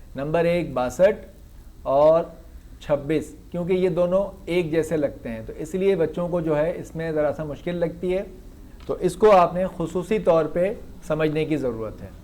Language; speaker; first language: Urdu; native; Urdu